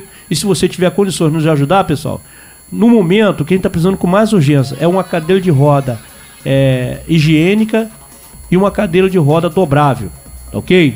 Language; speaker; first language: Portuguese; native; Portuguese